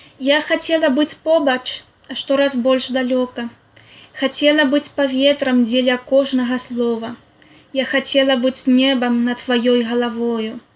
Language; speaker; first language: Belarusian; non-native, fluent; Spanish